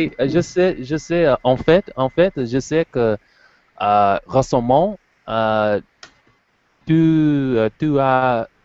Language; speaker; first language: French; non-native, learner; English